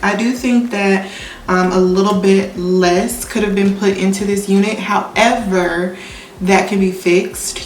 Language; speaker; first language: English; native; English